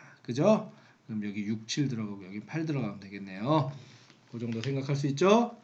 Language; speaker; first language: Korean; native; Korean